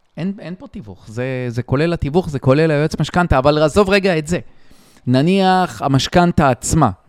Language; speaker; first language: Hebrew; native; Hebrew